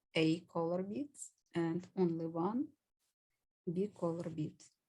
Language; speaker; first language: English; non-native, fluent; Ukrainian